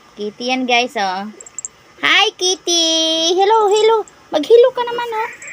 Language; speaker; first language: Filipino; non-native, local second language; Cebuano